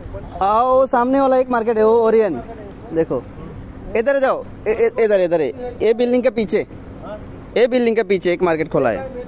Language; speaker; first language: Hindi; non-native, fluent; Bangla